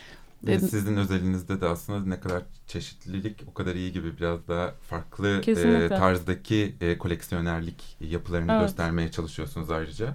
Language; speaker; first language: Turkish; native; Turkish